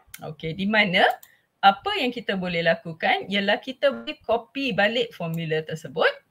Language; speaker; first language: Malay; non-native, local second language; Tamil